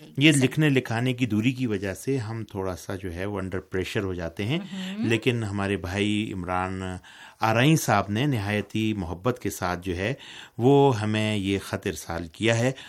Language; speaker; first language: Urdu; native; Urdu